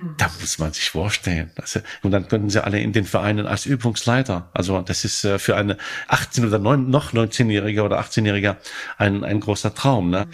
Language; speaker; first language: German; non-native, fluent; Arabic